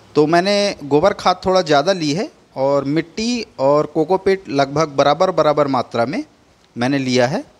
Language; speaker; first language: Hindi; native; Hindi